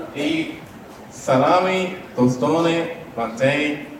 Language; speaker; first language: English; non-native, learner; Spanish